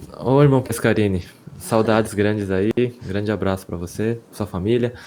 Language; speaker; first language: Portuguese; non-native, fluent; Korean